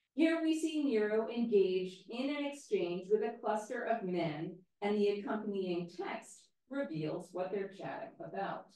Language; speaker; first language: English; native; English